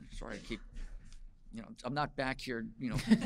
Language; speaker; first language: English; native; English